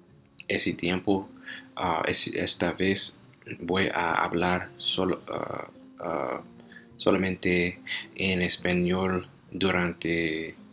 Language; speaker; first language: Spanish; non-native, learner; English